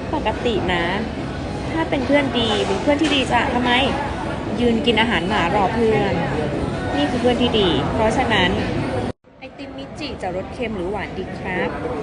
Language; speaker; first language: Thai; non-native, local second language; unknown